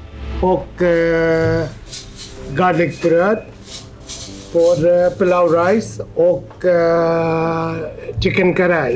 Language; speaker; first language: Swedish; non-native, fluent; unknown